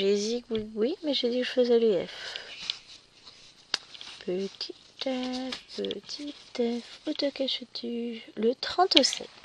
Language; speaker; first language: French; native; French